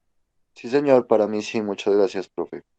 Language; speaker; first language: Spanish; native; Spanish